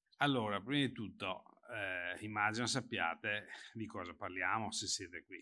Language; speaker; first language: Italian; native; Italian